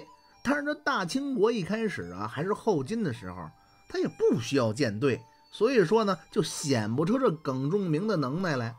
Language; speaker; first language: Chinese; native; Chinese